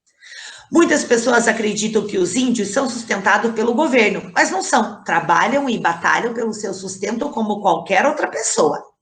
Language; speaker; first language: Portuguese; native; Portuguese